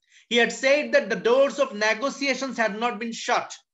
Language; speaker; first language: English; non-native, local second language; Bangla